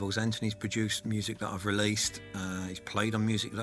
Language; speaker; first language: English; native; English